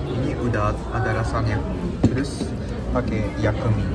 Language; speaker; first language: Indonesian; non-native, fluent; Japanese